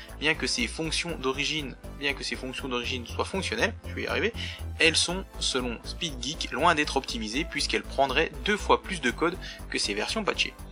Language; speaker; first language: French; native; French